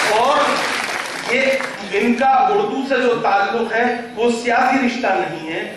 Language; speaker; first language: Urdu; native; Urdu